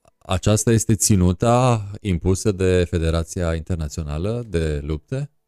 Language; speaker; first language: Romanian; native; Romanian